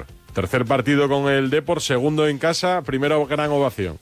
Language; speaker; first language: Spanish; native; Spanish